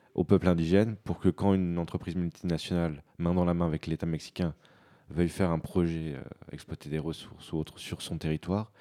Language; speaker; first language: French; native; French